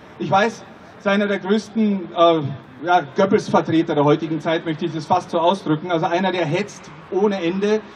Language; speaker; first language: German; non-native, fluent; Czech